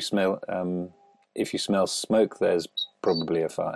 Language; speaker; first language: English; native; English